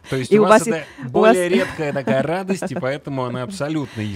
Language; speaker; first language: Russian; native; Russian